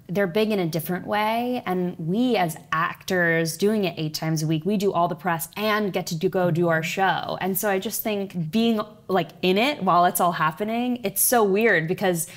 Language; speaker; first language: English; native; English